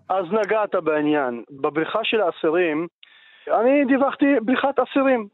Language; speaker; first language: Hebrew; non-native, local second language; Arabic